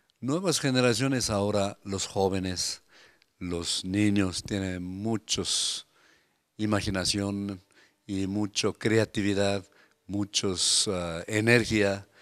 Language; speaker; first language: Spanish; non-native, fluent; Korean